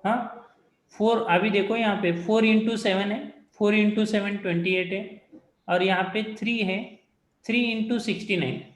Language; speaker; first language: Hindi; non-native, local second language; Marathi